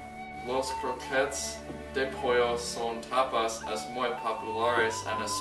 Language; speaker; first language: Spanish; non-native, learner; English